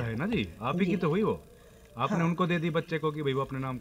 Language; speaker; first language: Hindi; native; Hindi